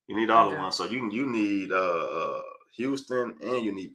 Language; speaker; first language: English; native; English